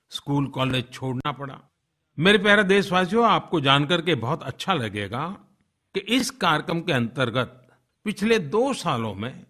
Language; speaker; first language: Hindi; non-native, local second language; Gujarati